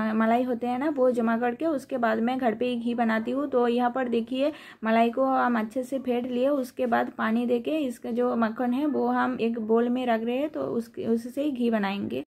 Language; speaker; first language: Hindi; non-native, local second language; Bangla